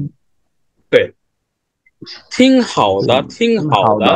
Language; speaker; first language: Chinese; non-native, fluent; Bangla